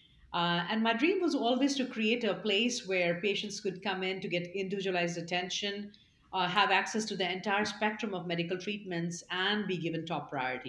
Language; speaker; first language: English; non-native, local second language; Hindi